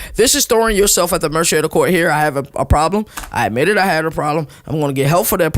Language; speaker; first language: English; native; English